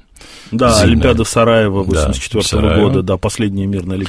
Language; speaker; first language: Russian; native; Russian